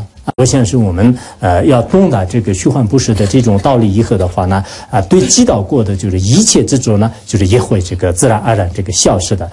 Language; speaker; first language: Chinese; non-native, local second language; Tibetan